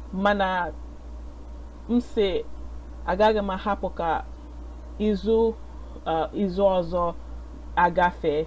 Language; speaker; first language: Igbo; non-native, learner; English